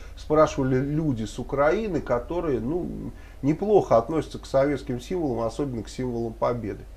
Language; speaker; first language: Russian; native; Russian